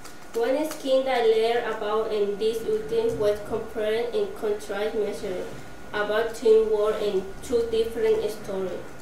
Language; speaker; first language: English; non-native, learner; Spanish